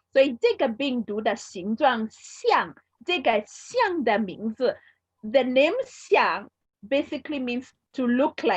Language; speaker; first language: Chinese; non-native, fluent; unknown